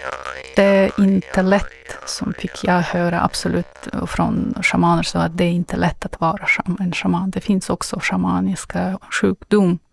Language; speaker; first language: Swedish; non-native, fluent; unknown